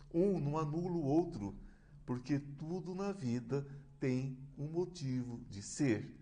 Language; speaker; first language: Portuguese; native; Portuguese